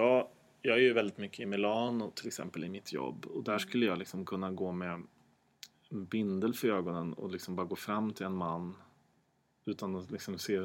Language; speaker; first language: Swedish; native; Swedish